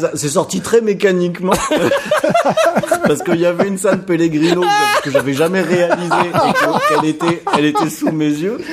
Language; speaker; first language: French; native; French